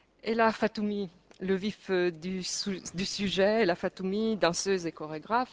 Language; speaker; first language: French; native; French